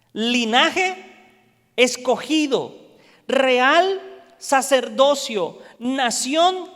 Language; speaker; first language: Spanish; native; Spanish